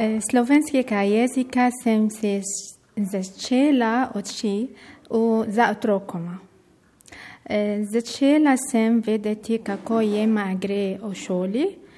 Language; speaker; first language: Slovenian; non-native, learner; Arabic